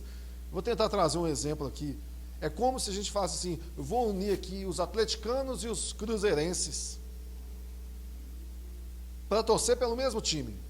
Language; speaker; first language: Portuguese; native; Portuguese